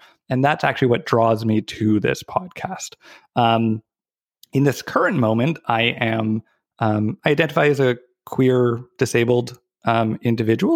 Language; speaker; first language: English; native; English